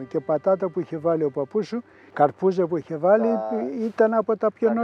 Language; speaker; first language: Greek; native; Greek